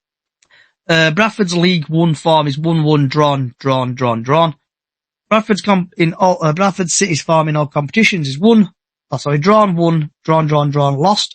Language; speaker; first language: English; native; English